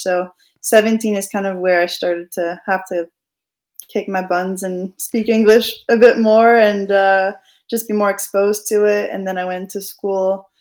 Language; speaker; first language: English; non-native, fluent; French